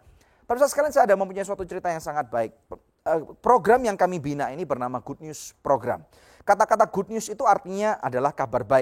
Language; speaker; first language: Indonesian; native; Indonesian